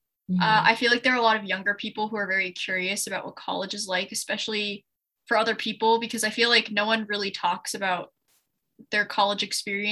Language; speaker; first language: English; native; English